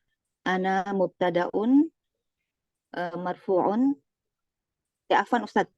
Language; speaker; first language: Arabic; non-native, learner; Indonesian